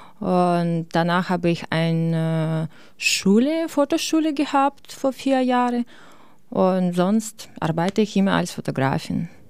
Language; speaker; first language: German; non-native, learner; Ukrainian